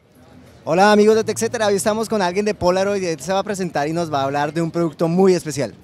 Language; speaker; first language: Spanish; native; Spanish